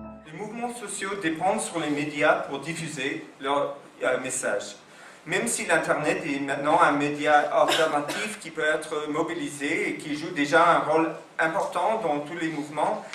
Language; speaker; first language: French; non-native, fluent; English